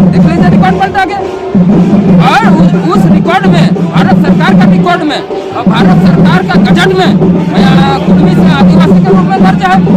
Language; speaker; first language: Hindi; non-native, local second language; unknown